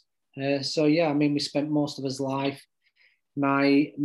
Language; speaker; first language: English; native; English